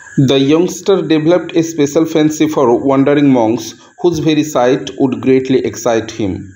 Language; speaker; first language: English; non-native, local second language; Bangla